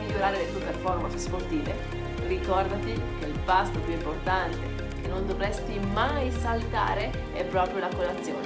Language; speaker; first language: Italian; native; Italian